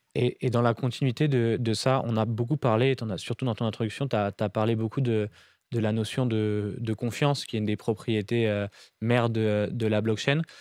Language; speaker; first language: French; native; French